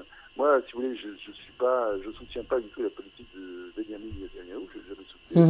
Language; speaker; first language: French; native; French